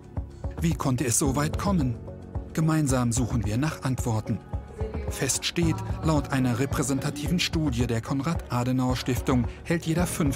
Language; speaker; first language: German; native; German